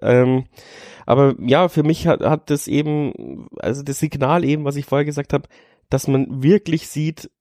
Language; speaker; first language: German; native; German